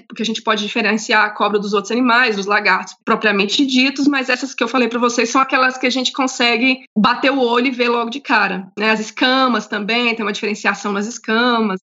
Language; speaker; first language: Portuguese; native; Portuguese